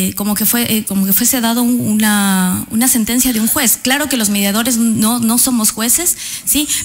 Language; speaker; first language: Spanish; native; Spanish